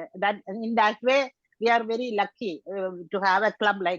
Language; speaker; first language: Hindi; non-native, local second language; Tamil